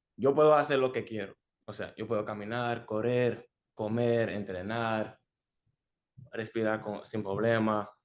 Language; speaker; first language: Spanish; early bilingual, heritage; Spanish